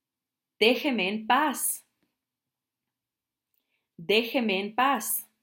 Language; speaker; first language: Spanish; non-native, fluent; English